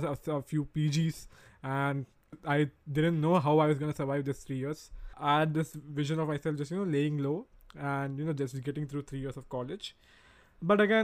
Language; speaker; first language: English; non-native, local second language; Hindi